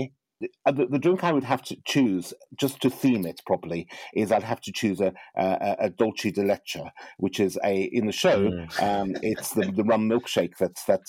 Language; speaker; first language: English; native; English